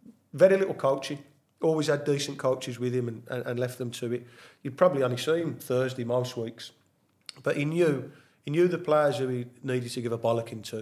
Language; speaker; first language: English; native; English